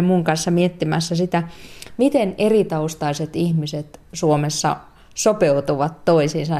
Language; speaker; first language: Finnish; native; Finnish